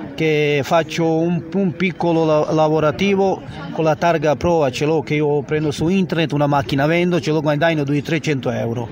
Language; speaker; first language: Italian; non-native, local second language; Bosnian